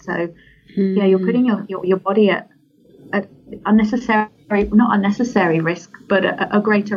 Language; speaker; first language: English; native; English